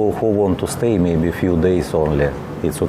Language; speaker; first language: English; non-native, learner; Russian